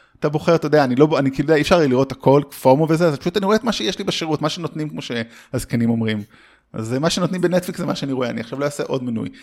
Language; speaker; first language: Hebrew; early bilingual, heritage; Hebrew